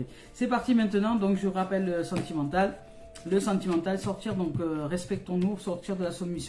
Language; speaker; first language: French; native; French